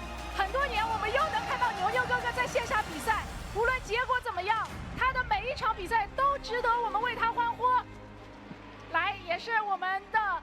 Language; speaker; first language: Chinese; native; Chinese